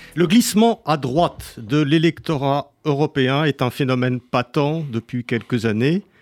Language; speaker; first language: French; native; French